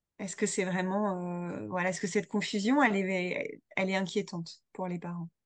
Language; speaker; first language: French; native; French